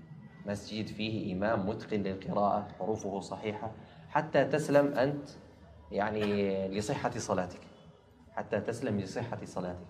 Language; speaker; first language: Arabic; native; Arabic